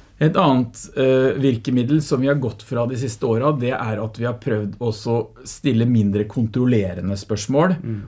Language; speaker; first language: Norwegian; native; Norwegian